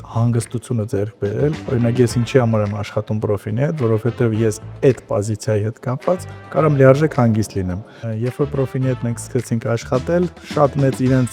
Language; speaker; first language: Armenian; native; Armenian